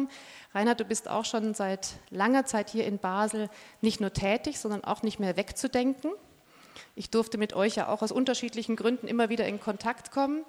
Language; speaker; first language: German; native; German